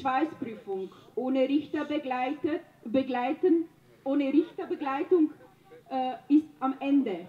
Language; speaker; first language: German; non-native, learner; Slovenian